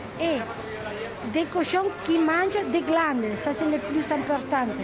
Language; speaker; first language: French; non-native, fluent; Spanish